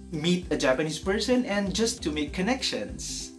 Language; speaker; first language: English; non-native, local second language; Iloko